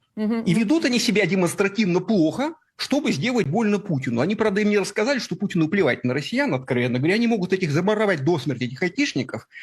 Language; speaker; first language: Russian; native; Russian